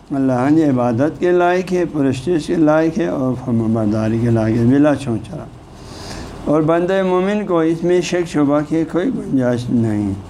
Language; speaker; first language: Urdu; non-native, local second language; Balti